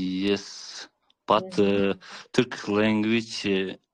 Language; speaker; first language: English; non-native, learner; Kyrgyz